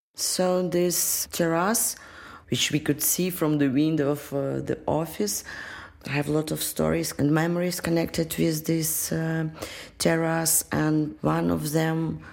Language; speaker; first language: English; non-native, fluent; Russian